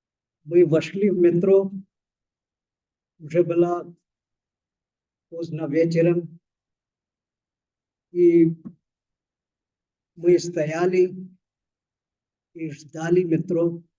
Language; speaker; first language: Russian; non-native, fluent; Hindi